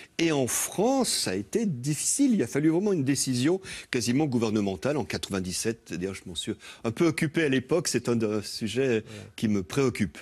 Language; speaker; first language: French; native; French